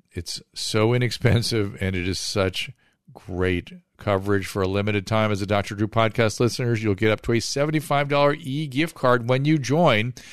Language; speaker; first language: English; native; English